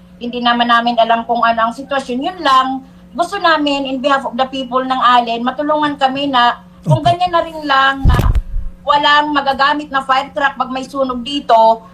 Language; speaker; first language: Filipino; non-native, local second language; Waray